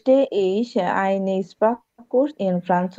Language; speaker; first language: German; non-native, learner; Bangla